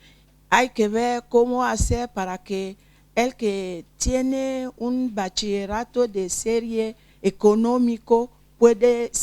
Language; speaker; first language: Spanish; non-native, fluent; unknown